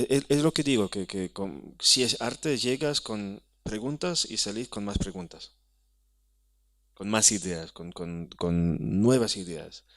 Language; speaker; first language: Spanish; non-native, fluent; Hebrew